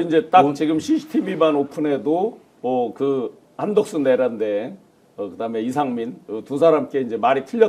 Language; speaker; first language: Korean; native; Korean